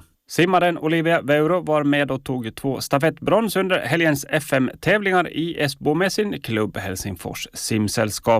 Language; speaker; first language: Swedish; native; Swedish